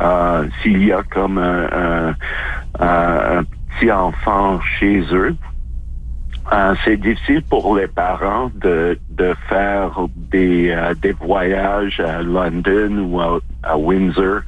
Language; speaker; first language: French; non-native, local second language; English